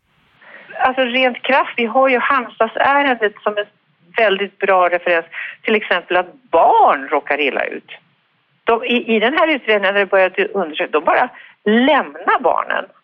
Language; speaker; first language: Swedish; native; Swedish